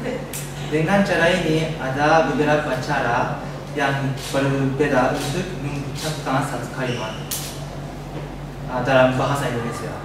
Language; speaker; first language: Indonesian; non-native, learner; Japanese